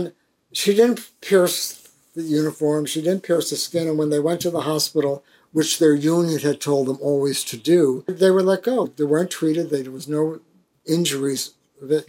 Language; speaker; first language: English; native; English